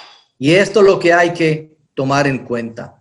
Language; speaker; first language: Spanish; non-native, fluent; Hebrew